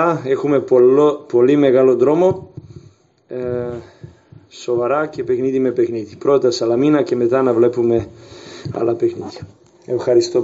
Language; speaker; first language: Greek; non-native, fluent; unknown